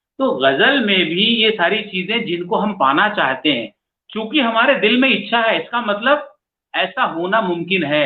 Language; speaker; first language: Hindi; native; Hindi